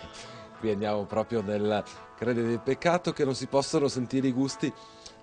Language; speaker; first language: Italian; native; Italian